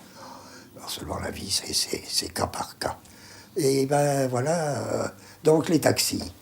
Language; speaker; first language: French; native; French